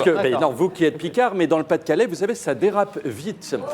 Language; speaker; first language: French; native; French